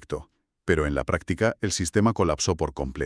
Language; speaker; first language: Spanish; native; Spanish